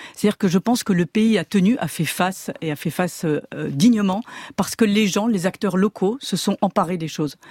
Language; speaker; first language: French; native; French